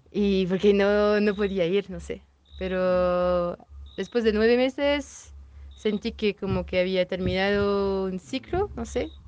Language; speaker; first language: Spanish; non-native, fluent; French